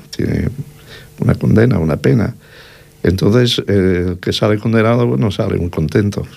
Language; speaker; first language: Spanish; native; Spanish